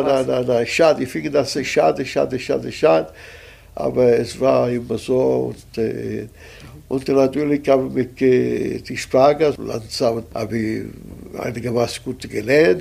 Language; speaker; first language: German; non-native, fluent; Italian